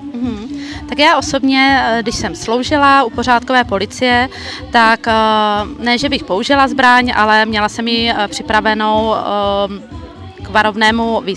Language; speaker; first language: Czech; native; Czech